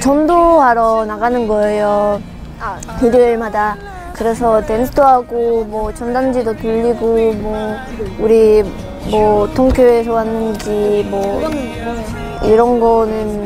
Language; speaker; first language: Korean; non-native, fluent; Russian